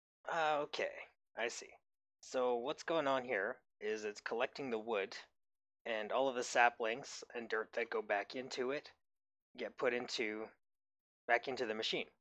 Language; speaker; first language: English; native; English